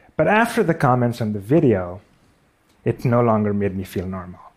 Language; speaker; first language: English; non-native, local second language; Urdu